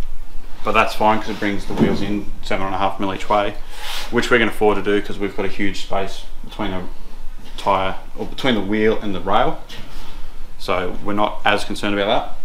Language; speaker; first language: English; native; English